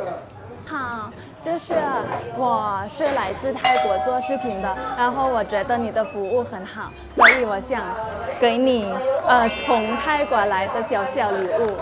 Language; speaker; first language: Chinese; non-native, learner; Thai